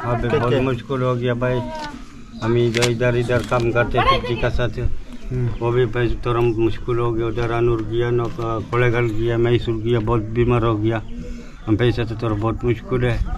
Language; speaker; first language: Hindi; non-native, local second language; Tibetan